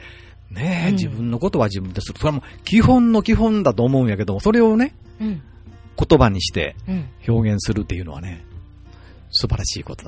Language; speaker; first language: Japanese; native; Japanese